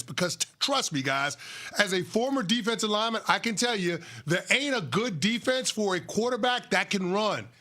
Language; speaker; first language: English; native; English